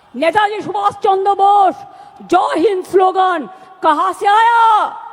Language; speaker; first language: Hindi; non-native, local second language; Bangla